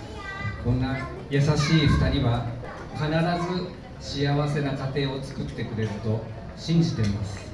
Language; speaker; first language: Japanese; non-native, learner; Filipino